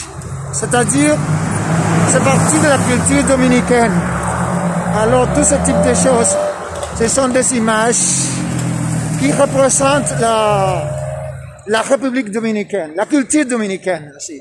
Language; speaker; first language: French; non-native, fluent; Spanish